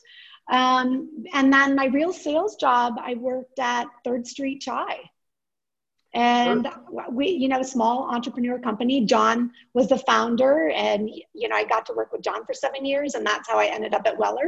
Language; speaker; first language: English; native; English